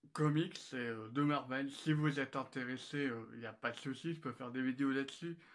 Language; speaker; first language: French; native; French